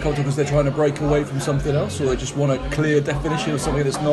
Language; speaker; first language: English; native; English